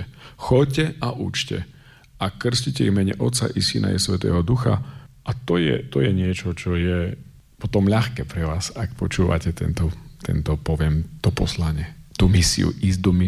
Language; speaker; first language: Slovak; native; Slovak